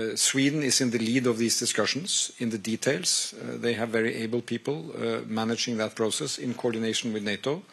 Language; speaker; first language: English; non-native, fluent; Norwegian